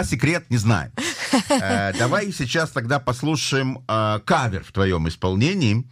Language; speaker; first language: Russian; native; Russian